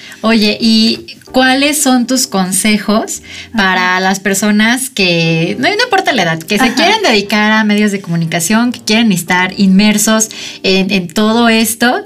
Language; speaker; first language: Spanish; native; Spanish